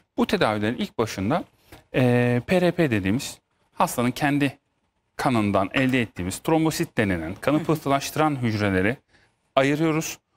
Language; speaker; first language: Turkish; native; Turkish